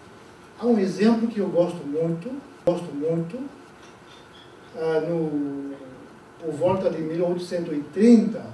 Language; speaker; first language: Portuguese; non-native, fluent; French